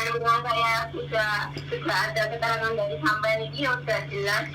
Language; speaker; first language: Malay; non-native, local second language; Javanese